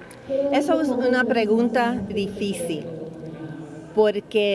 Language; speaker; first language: Spanish; early bilingual, heritage; English